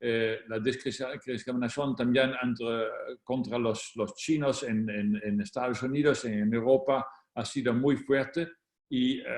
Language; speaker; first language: Spanish; non-native, fluent; Dutch